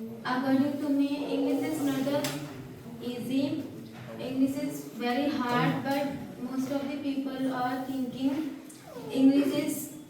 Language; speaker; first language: English; non-native, learner; Hindi